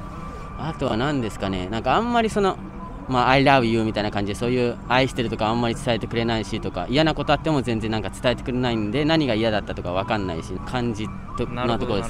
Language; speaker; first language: Japanese; early bilingual, heritage; Spanish